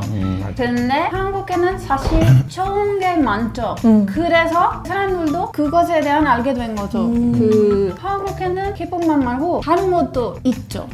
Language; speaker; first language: Korean; non-native, fluent; Spanish